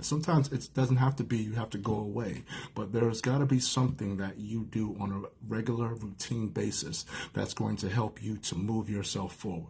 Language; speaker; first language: English; native; English